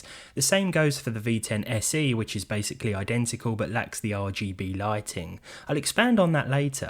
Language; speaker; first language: English; native; English